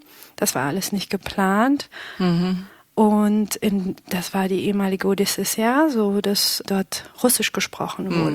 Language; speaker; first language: German; early bilingual, other home language; Pashto